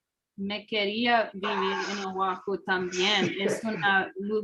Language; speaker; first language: Spanish; non-native, learner; English